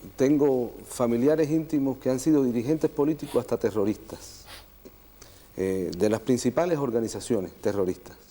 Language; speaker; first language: Spanish; native; Spanish